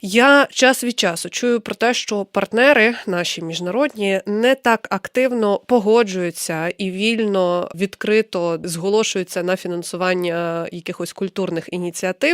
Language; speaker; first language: Ukrainian; native; Ukrainian